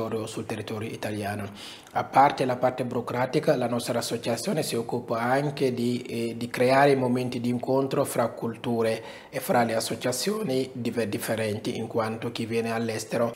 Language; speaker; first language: Italian; non-native, fluent; Wolof